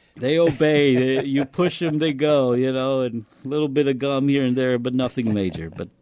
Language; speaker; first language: English; native; English